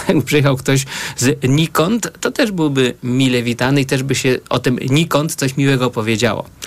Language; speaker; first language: Polish; native; Polish